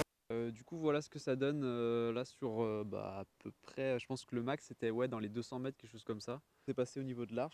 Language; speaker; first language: French; native; French